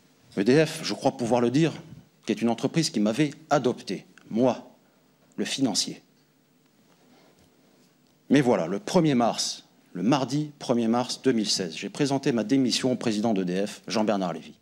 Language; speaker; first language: French; native; French